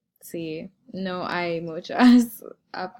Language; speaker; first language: Spanish; non-native, learner; English